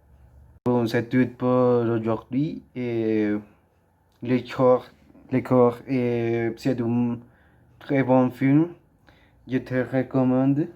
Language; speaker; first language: French; non-native, learner; Spanish